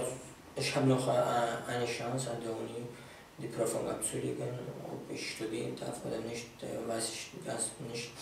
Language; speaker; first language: German; non-native, fluent; Arabic